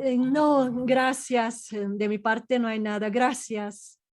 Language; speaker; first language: Spanish; non-native, fluent; Japanese